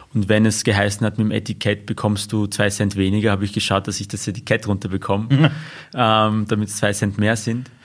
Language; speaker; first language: German; early bilingual, other home language; Armenian